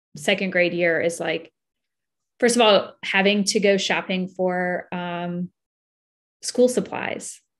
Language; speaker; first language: English; native; English